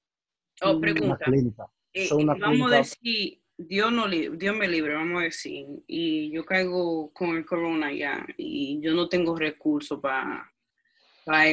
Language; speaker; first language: Spanish; early bilingual, heritage; Spanish